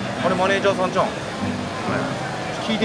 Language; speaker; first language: Japanese; native; Japanese